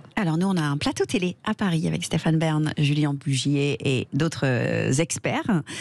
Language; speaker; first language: French; non-native, fluent; English